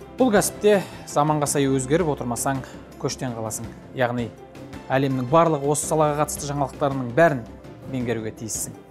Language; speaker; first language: Kazakh; native; Kazakh